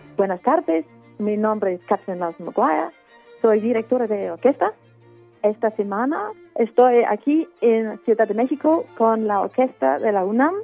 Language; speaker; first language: Spanish; non-native, fluent; English